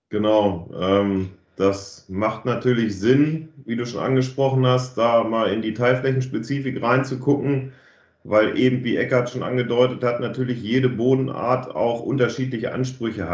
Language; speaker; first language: German; native; German